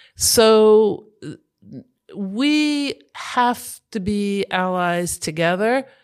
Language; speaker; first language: English; native; English